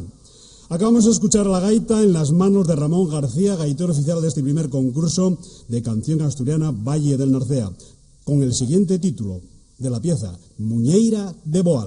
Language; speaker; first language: Spanish; native; Spanish